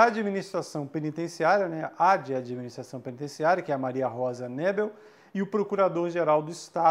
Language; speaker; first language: Portuguese; native; Portuguese